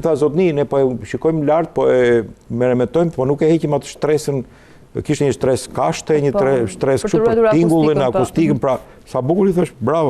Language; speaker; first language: Albanian; native; Albanian